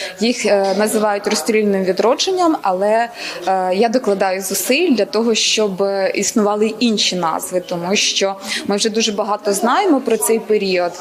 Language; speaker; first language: Ukrainian; native; Ukrainian